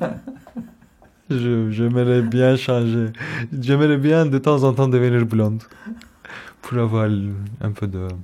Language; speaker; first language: French; non-native, fluent; Turkish